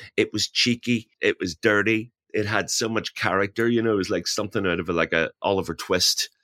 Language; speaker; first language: English; native; English